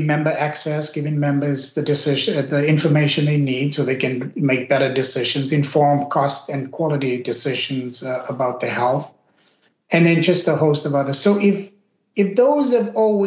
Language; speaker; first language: English; native; English